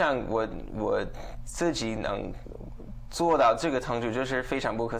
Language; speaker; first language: Chinese; non-native, fluent; English